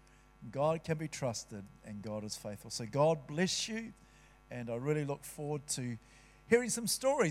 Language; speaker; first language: English; native; English